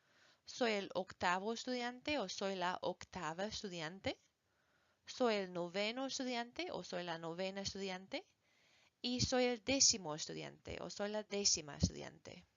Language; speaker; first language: Spanish; non-native, fluent; English